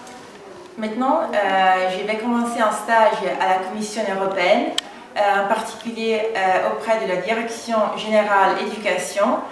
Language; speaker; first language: French; non-native, fluent; Italian